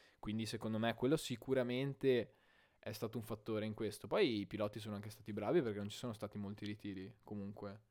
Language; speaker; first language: Italian; native; Italian